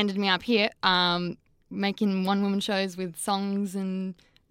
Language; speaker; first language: English; native; English